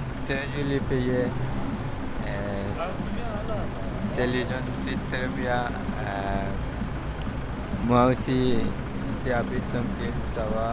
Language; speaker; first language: French; non-native, learner; Bangla